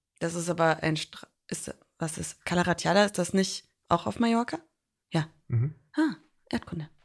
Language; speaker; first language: German; native; German